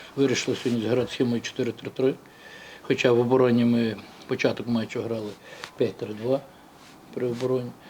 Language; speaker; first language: Ukrainian; native; Ukrainian